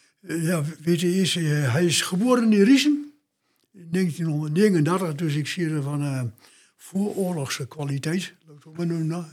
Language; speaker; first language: Dutch; native; Dutch